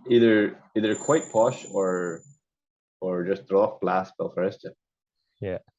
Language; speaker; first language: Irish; non-native, local second language; English